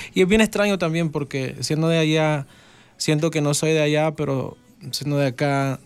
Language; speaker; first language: Spanish; early bilingual, heritage; Spanish